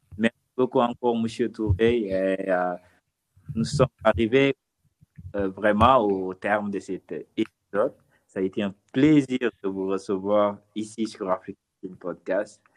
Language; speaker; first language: French; non-native, local second language; Wolof